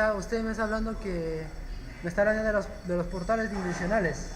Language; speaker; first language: Spanish; native; Spanish